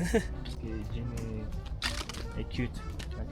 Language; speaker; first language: French; non-native, learner; Spanish